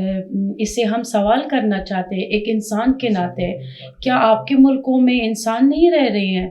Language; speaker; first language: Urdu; non-native, fluent; Persian